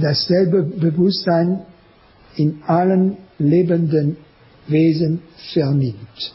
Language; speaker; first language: German; non-native, learner; French